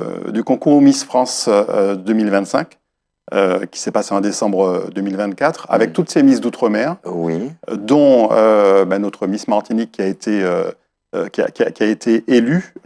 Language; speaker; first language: French; native; French